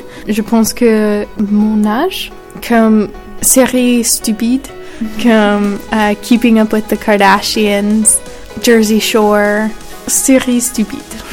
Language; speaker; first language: French; non-native, learner; English